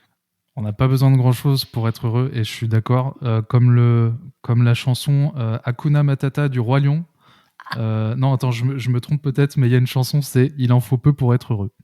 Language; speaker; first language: French; native; French